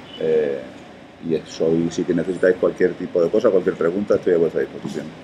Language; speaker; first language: Spanish; native; Spanish